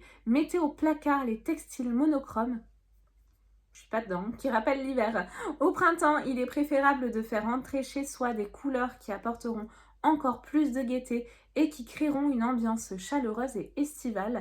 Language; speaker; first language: French; native; French